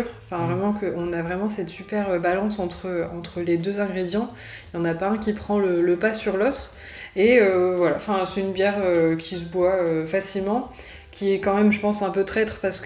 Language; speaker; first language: French; native; French